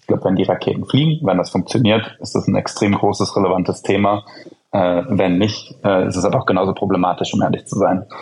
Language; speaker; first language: German; native; German